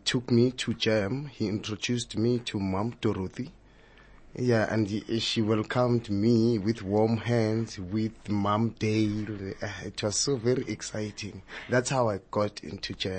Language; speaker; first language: English; non-native, local second language; Zulu